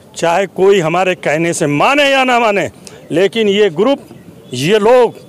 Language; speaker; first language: Hindi; native; Hindi